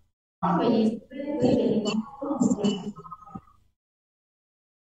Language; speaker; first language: Cantonese; non-native, learner; Indonesian